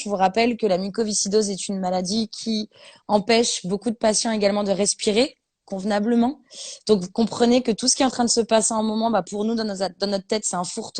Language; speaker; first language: French; native; French